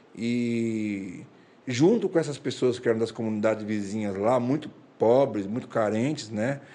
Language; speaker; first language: Portuguese; native; Portuguese